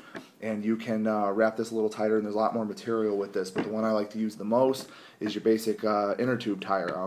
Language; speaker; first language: English; native; English